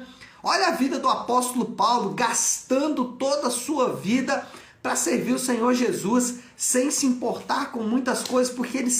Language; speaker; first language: Portuguese; native; Portuguese